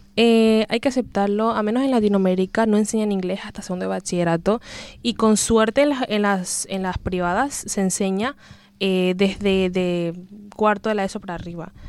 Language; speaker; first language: Spanish; native; Spanish